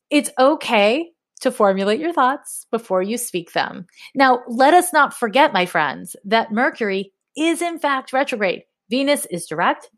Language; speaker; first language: English; native; English